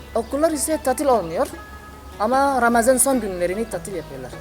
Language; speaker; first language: Turkish; non-native, fluent; Indonesian